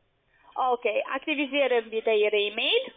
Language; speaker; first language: German; non-native, learner; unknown